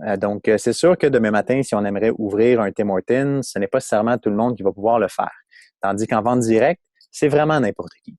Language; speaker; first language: French; native; French